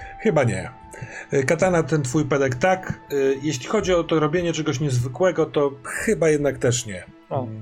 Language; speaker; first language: Polish; native; Polish